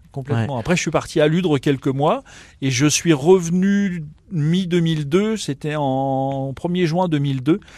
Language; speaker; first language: French; native; French